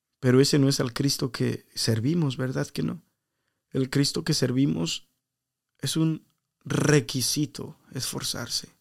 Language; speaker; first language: Spanish; early bilingual, heritage; Spanish